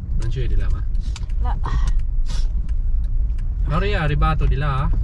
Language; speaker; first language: Italian; non-native, learner; Filipino